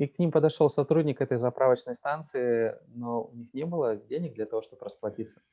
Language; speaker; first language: Russian; native; Russian